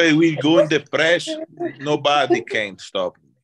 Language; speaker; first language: English; non-native, learner; Italian